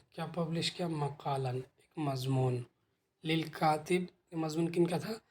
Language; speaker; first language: Urdu; native; Urdu